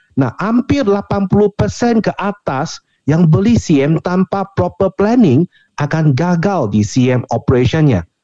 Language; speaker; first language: Indonesian; non-native, fluent; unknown